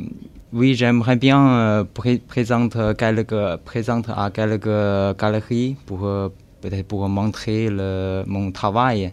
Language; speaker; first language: French; non-native, learner; Chinese